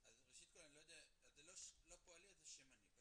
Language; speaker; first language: Hebrew; native; Hebrew